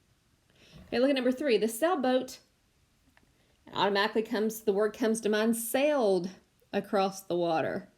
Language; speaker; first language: English; native; English